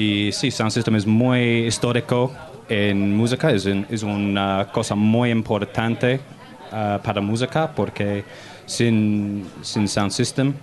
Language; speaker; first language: Spanish; non-native, learner; English